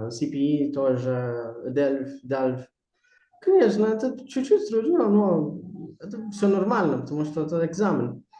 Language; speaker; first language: Russian; non-native, learner; Portuguese